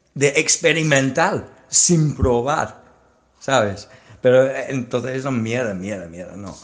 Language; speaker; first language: Spanish; non-native, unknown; English